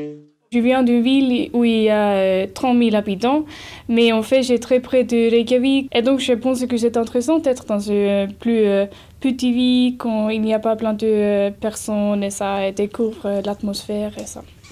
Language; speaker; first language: French; non-native, learner; Icelandic